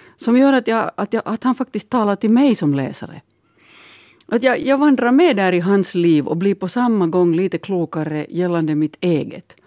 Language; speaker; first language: Swedish; native; Swedish